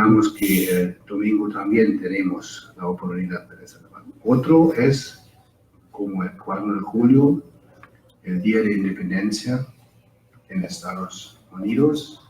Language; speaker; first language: Spanish; non-native, fluent; German